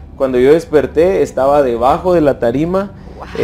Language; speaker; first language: Spanish; native; Spanish